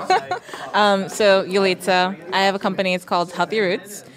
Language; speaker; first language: English; native; English